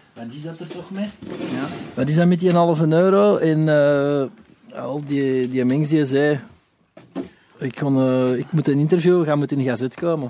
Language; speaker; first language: Dutch; native; Dutch